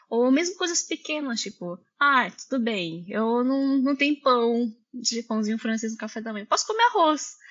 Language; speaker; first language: Portuguese; early bilingual, heritage; Japanese